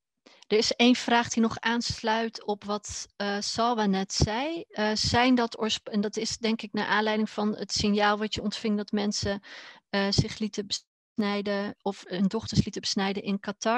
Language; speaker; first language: Dutch; native; Dutch